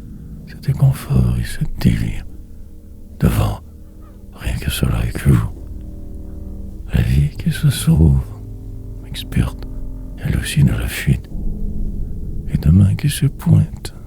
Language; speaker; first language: French; native; French